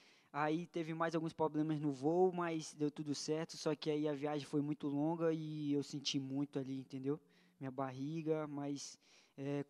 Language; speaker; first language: Portuguese; native; Portuguese